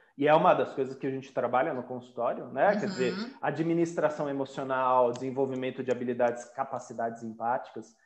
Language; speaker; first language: Portuguese; non-native, local second language; German